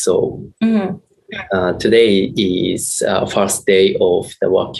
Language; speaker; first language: English; non-native, learner; Japanese